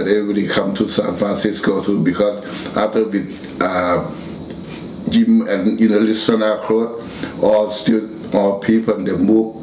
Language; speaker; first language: English; non-native, learner; Thai